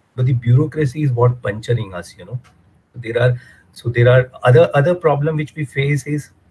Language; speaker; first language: English; non-native, local second language; Hindi